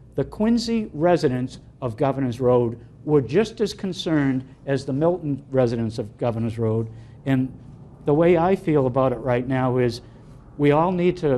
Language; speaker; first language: English; native; English